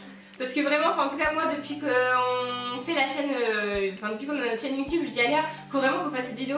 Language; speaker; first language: French; native; French